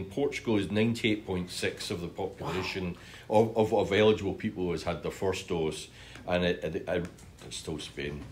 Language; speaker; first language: English; native; English